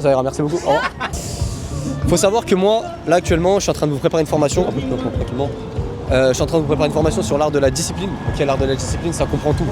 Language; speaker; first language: French; native; French